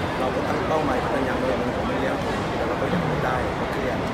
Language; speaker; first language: Thai; non-native, fluent; Korean